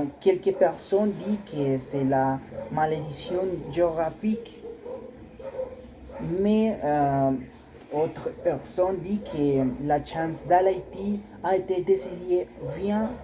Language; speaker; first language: French; non-native, learner; Spanish